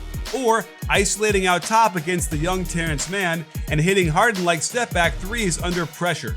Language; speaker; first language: English; native; English